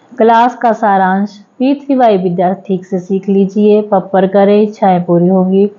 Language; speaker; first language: Hindi; native; Hindi